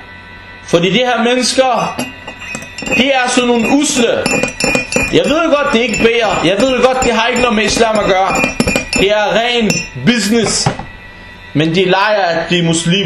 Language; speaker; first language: Danish; early bilingual, other home language; Arabic